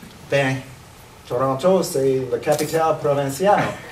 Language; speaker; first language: French; non-native, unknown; English